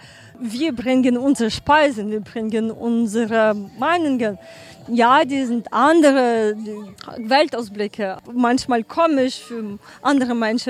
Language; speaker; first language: German; non-native, learner; Ukrainian